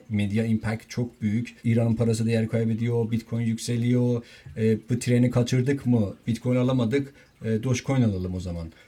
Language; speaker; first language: Turkish; non-native, fluent; Persian